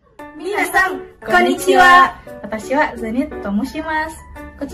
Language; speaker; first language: Japanese; non-native, learner; Indonesian